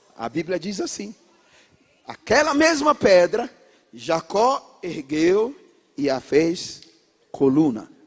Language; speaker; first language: Portuguese; non-native, fluent; English